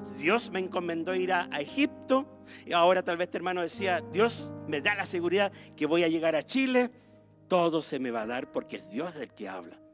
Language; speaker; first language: Spanish; native; Spanish